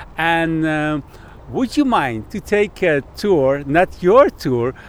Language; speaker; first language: English; non-native, fluent; Persian